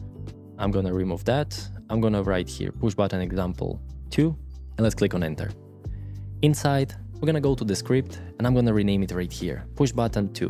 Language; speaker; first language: English; non-native, fluent; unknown